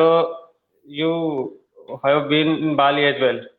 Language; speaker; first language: English; non-native, learner; Hindi